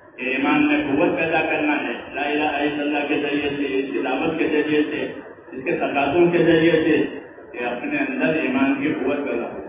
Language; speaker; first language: Urdu; non-native, local second language; Gujarati